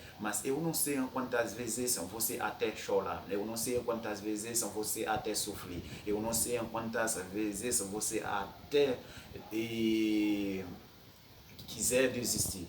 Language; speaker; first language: Portuguese; non-native, fluent; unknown